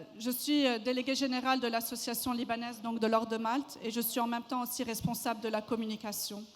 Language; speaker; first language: French; non-native, local second language; Arabic